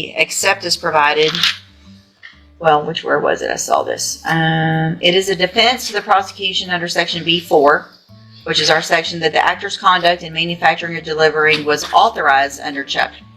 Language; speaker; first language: English; native; English